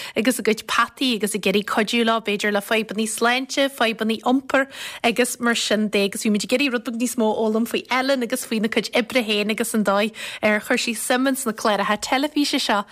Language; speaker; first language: Irish; native; Irish